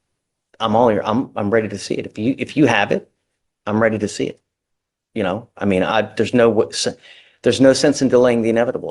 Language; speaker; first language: English; native; English